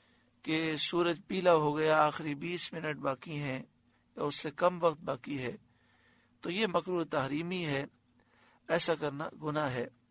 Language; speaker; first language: Urdu; native; Urdu